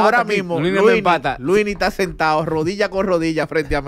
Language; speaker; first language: Spanish; native; Spanish